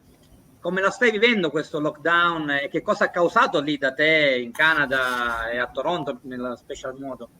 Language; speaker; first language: Italian; native; Italian